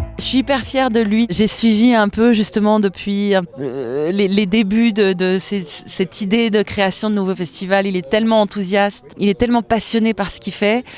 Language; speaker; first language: French; native; French